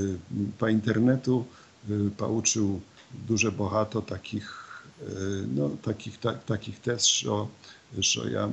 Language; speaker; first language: Polish; non-native, learner; Ukrainian